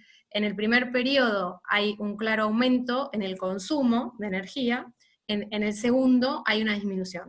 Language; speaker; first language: Spanish; native; Spanish